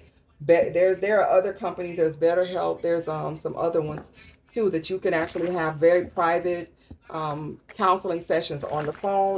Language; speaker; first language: English; native; English